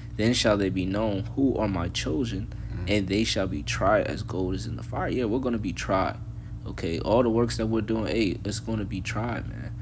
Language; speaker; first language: English; native; English